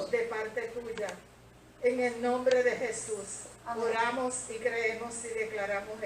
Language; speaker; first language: Spanish; native; Spanish